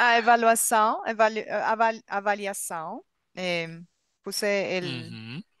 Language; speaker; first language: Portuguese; non-native, learner; Spanish